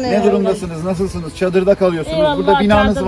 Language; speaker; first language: Turkish; native; Turkish